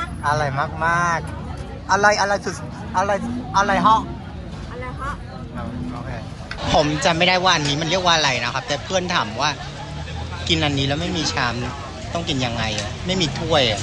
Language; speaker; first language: Thai; non-native, fluent; Vietnamese